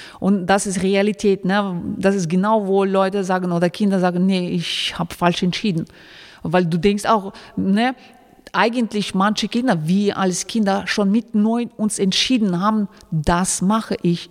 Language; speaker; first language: German; non-native, fluent; Russian